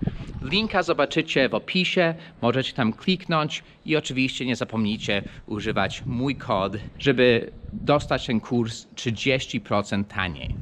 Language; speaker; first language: Polish; non-native, fluent; English